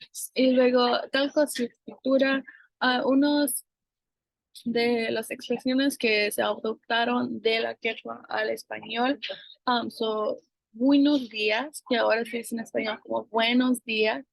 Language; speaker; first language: Spanish; non-native, fluent; English